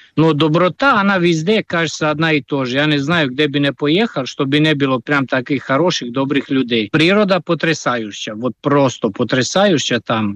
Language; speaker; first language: Russian; non-native, fluent; Serbian